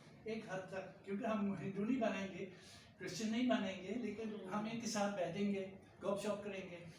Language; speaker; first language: Hindi; non-native, fluent; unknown